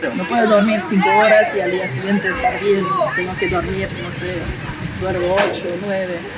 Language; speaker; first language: Spanish; non-native, fluent; French